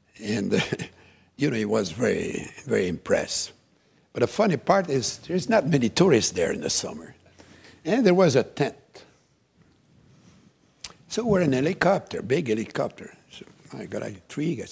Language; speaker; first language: English; non-native, fluent; French